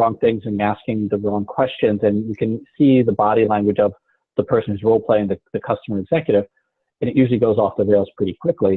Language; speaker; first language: English; native; English